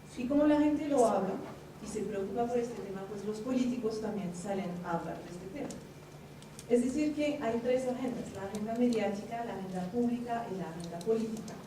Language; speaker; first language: Spanish; non-native, fluent; French